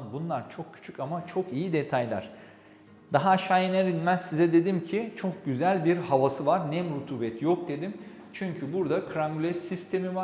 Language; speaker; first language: Turkish; native; Turkish